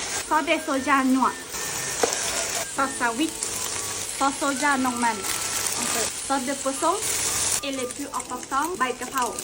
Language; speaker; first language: French; non-native, learner; Thai